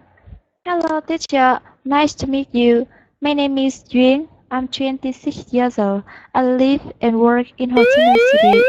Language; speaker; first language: English; non-native, learner; Vietnamese